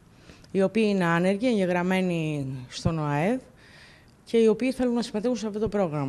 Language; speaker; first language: Greek; native; Greek